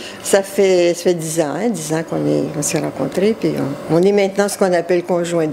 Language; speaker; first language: French; native; French